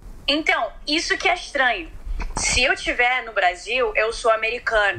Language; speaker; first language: Portuguese; early bilingual, heritage; Portuguese